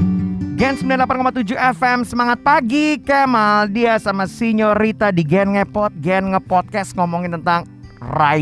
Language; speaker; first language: Indonesian; native; Indonesian